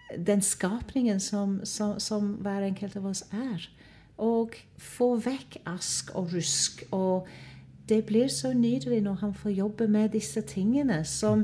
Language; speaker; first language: Norwegian; non-native, fluent; English